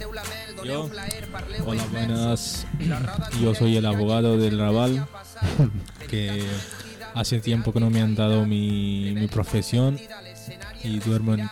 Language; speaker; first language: Spanish; non-native, learner; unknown